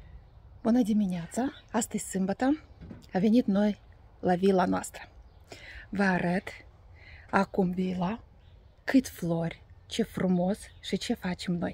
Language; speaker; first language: Romanian; non-native, learner; Russian